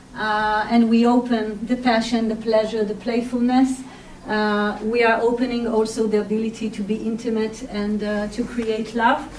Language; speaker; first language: English; non-native, fluent; Hebrew